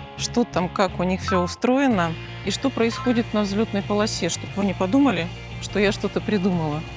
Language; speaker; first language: Russian; native; Russian